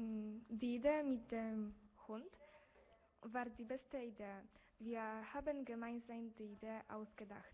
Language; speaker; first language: German; non-native, learner; Polish